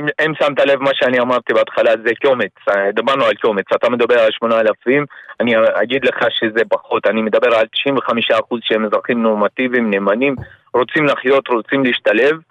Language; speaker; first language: Hebrew; non-native, local second language; Arabic